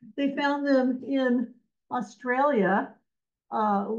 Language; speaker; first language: English; native; English